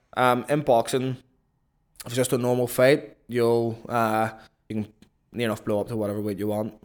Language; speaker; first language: English; native; English